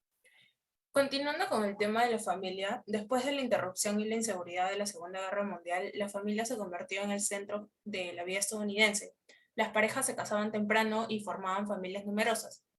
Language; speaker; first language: Spanish; native; Spanish